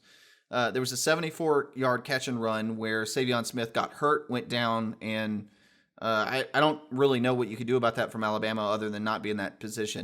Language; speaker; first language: English; native; English